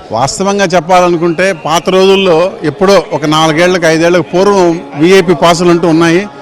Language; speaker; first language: Telugu; native; Telugu